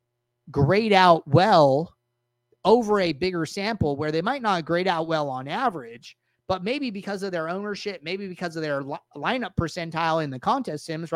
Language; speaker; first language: English; native; English